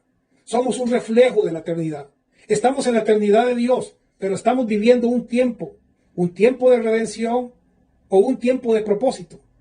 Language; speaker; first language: Spanish; native; Spanish